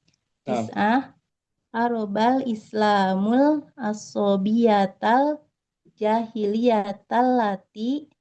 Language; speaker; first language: Arabic; non-native, learner; Indonesian